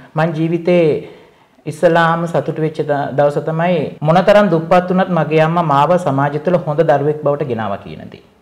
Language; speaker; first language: Sinhala; non-native, local second language; Tamil